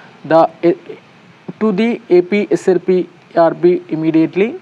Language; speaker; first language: English; non-native, local second language; Telugu